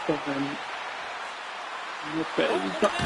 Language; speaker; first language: Finnish; non-native, learner; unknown